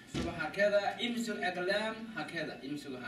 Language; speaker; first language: Arabic; non-native, learner; Chinese